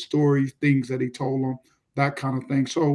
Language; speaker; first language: English; native; English